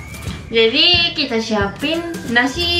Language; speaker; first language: Indonesian; non-native, learner; Japanese